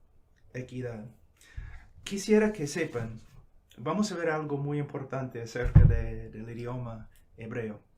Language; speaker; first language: Spanish; non-native, fluent; English